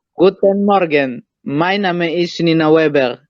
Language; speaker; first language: German; non-native, learner; Indonesian